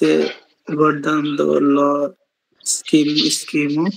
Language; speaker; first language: Italian; non-native, learner; Bangla